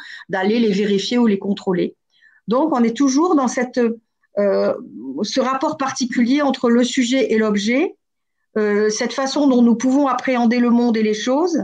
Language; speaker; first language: French; native; French